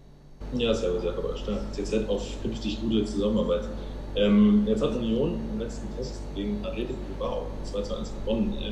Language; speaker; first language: German; native; German